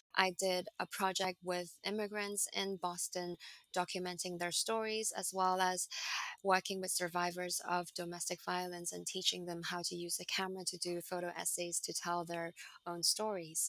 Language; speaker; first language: English; non-native, local second language; Cantonese